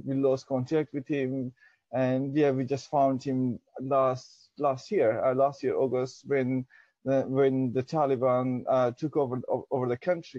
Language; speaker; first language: English; non-native, local second language; Persian